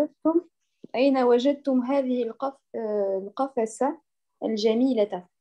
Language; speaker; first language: Arabic; non-native, learner; French